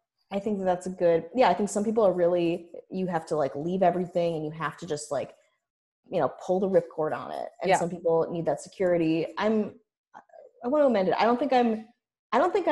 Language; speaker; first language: English; native; English